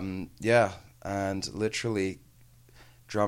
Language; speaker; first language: English; native; English